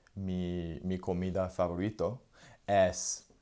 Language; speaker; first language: Spanish; non-native, learner; English